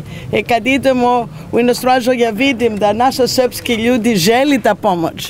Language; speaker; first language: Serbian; non-native, learner; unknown